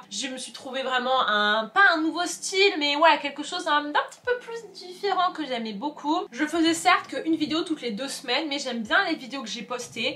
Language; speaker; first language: French; native; French